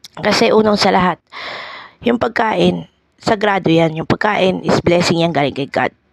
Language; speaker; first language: Filipino; non-native, local second language; Hiligaynon